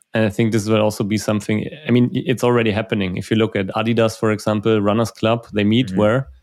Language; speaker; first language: English; non-native, fluent; German